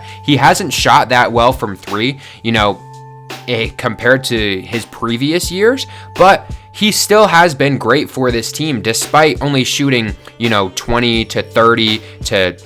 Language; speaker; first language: English; native; English